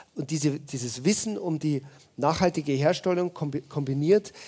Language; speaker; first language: German; native; German